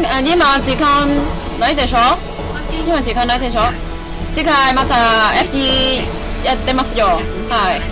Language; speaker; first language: Japanese; non-native, learner; Cantonese